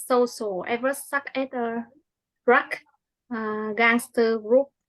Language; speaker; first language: English; non-native, learner; Vietnamese